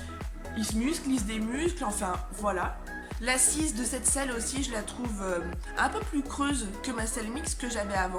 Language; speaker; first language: French; native; French